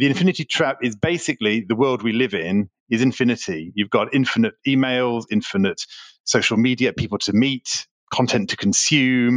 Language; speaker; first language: English; native; English